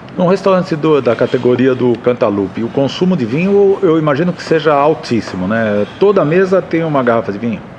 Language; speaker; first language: Portuguese; native; Portuguese